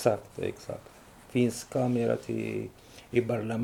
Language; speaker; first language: Swedish; non-native, learner; Arabic